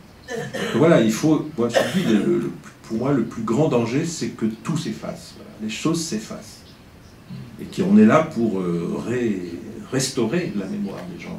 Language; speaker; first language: French; native; French